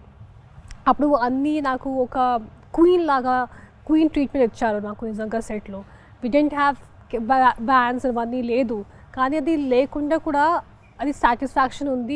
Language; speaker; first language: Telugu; non-native, fluent; Hindi